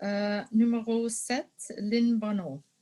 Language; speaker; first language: French; non-native, local second language; English